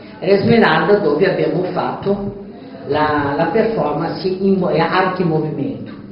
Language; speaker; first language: Italian; non-native, fluent; Portuguese